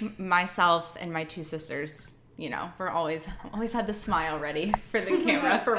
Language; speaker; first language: English; native; English